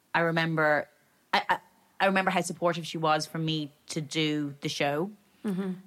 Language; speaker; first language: English; native; English